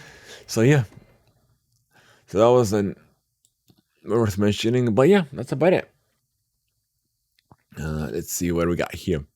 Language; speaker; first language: English; early bilingual, heritage; Arabic